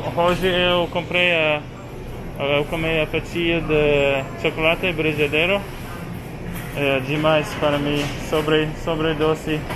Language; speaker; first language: Portuguese; non-native, learner; English